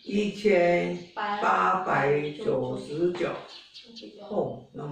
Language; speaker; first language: Chinese; non-native, local second language; Hakka Chinese